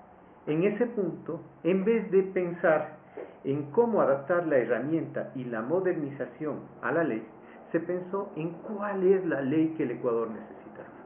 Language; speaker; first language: Spanish; native; Spanish